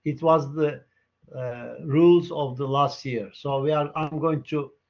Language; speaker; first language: English; non-native, fluent; Turkish